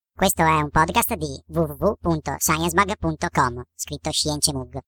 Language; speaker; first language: Italian; native; Italian